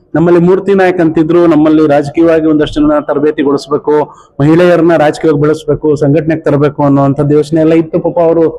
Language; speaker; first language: Kannada; non-native, local second language; Lambadi